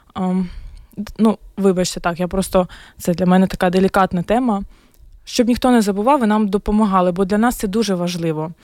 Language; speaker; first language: Ukrainian; non-native, local second language; Russian